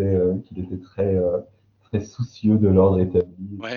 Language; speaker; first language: French; native; French